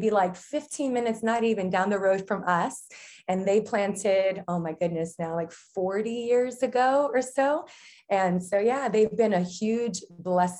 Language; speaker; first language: English; native; English